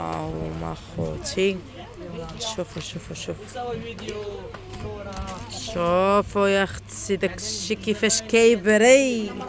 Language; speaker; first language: Arabic; native; Arabic